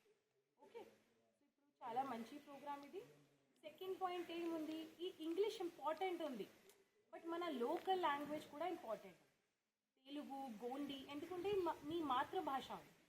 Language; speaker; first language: Telugu; non-native, learner; Hindi